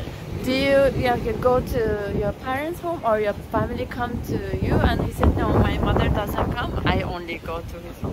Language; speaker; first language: English; non-native, learner; Japanese